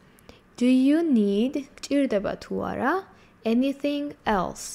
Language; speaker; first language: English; non-native, fluent; Georgian